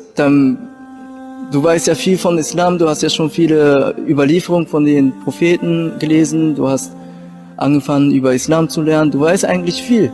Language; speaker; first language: German; early bilingual, other home language; Japanese